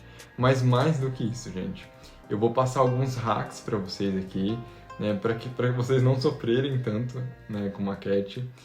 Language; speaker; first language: Portuguese; native; Portuguese